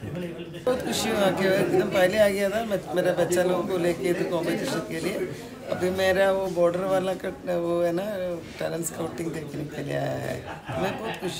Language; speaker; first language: Hindi; non-native, local second language; Malayalam